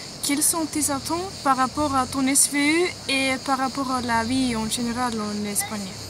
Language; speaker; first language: French; non-native, learner; Icelandic